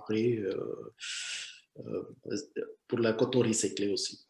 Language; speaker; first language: French; non-native, learner; Tamil